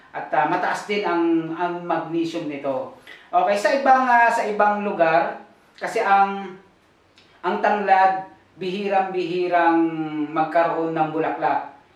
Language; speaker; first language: Filipino; non-native, local second language; Bikol